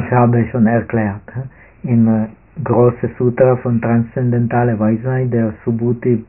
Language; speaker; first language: German; non-native, fluent; Czech